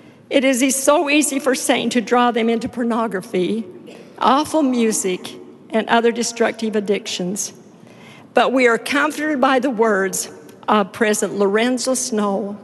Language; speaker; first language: English; native; English